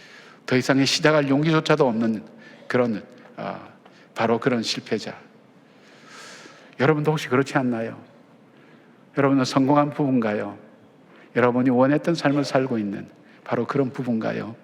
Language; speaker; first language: Korean; native; Korean